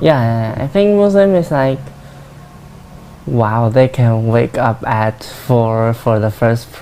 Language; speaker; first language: English; non-native, learner; Chinese